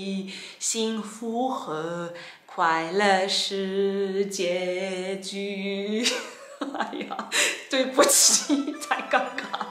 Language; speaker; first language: Chinese; non-native, fluent; German